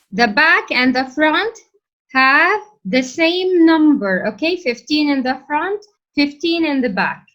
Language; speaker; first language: English; non-native, fluent; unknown